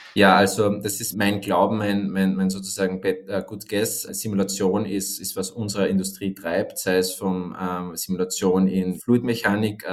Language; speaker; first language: German; native; German